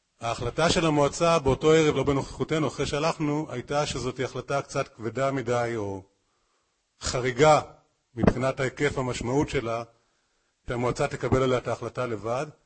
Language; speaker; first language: Hebrew; native; Hebrew